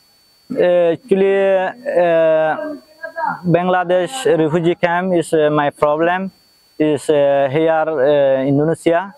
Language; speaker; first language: English; non-native, learner; Rohingya